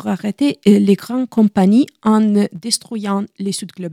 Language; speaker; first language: French; non-native, learner; Italian